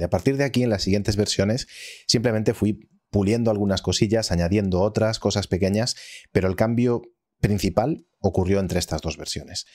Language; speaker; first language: Spanish; native; Spanish